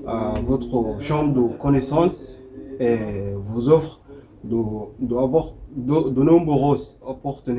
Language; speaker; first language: French; non-native, learner; Arabic